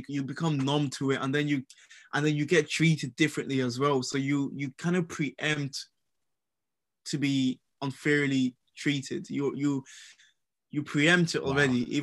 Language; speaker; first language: English; native; English